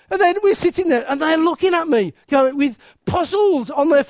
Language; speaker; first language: English; native; English